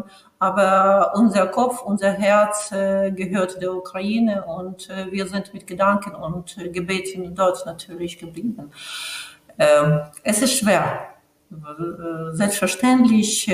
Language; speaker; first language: German; non-native, fluent; Ukrainian